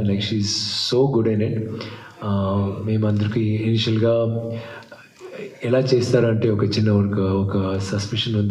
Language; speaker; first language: Telugu; non-native, learner; Tamil